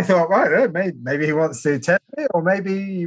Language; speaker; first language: English; native; English